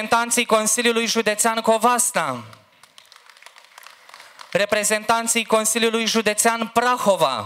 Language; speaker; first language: Romanian; native; Romanian